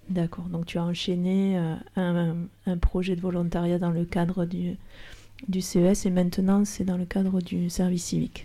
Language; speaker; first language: French; native; French